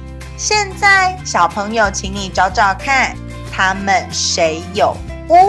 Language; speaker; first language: Chinese; native; Chinese